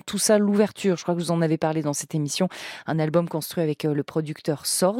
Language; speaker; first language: French; native; French